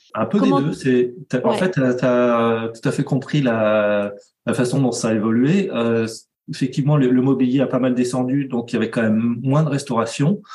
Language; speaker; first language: French; native; French